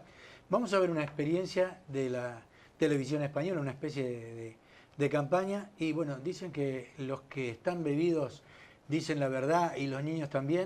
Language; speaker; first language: Spanish; native; Spanish